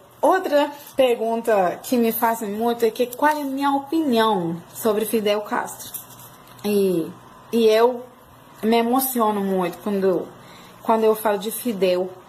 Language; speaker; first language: Portuguese; non-native, fluent; Spanish